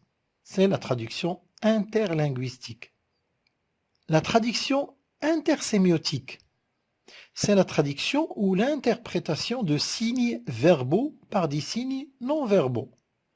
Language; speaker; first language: French; non-native, local second language; Arabic